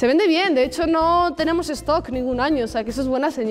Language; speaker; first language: Spanish; native; Spanish